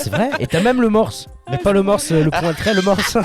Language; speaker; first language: French; native; French